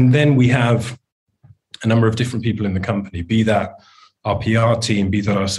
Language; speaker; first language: English; native; English